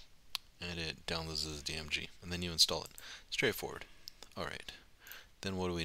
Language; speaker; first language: English; native; English